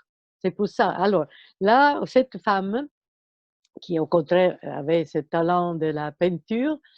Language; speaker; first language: French; non-native, fluent; Italian